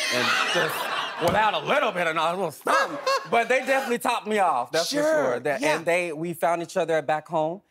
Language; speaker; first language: English; native; English